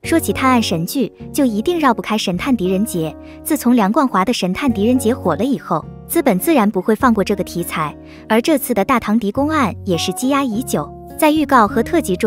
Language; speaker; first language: Chinese; native; Chinese